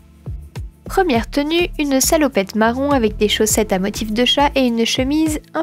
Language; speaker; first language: French; native; French